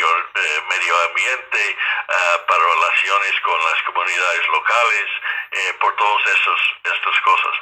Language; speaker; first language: Spanish; non-native, fluent; English